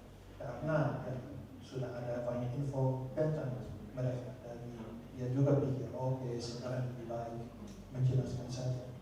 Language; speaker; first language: Indonesian; non-native, fluent; Dutch